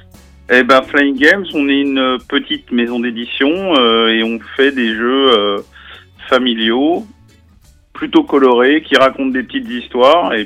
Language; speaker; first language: French; native; French